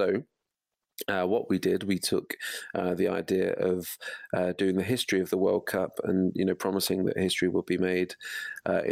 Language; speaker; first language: English; native; English